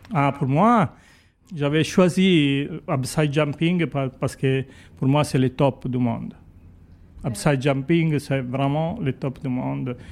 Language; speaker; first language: French; non-native, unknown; Italian